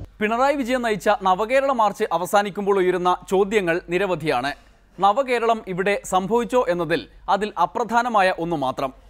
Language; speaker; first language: Malayalam; native; Malayalam